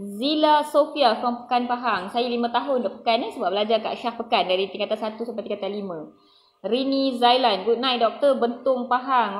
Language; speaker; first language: Malay; non-native, local second language; Tamil